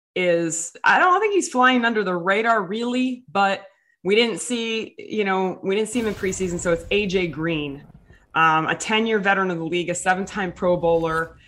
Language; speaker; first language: English; native; English